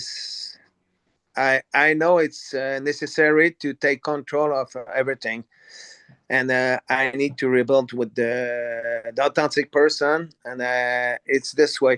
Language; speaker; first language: English; non-native, learner; French